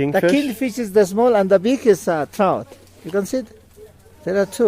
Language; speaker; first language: English; non-native, learner; Spanish